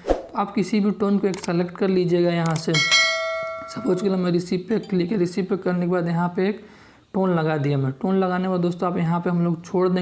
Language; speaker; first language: Hindi; native; Hindi